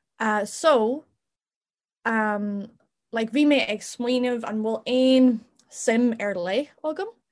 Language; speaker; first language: Irish; non-native, local second language; English